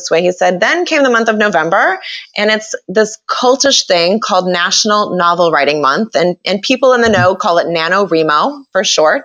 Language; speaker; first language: English; native; English